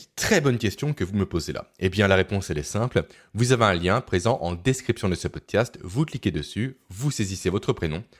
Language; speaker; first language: French; native; French